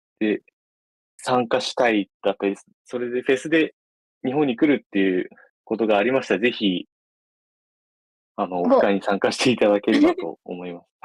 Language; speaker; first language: Japanese; native; Japanese